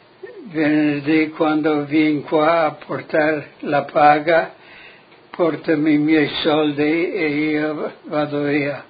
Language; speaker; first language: Italian; non-native, local second language; Friulian